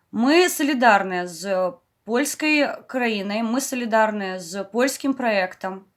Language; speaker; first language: Belarusian; non-native, local second language; Russian